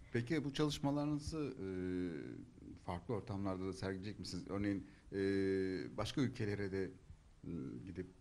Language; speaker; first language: Turkish; native; Turkish